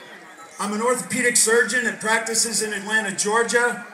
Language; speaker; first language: English; native; English